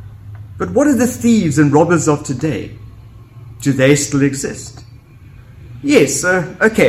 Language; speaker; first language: English; native; English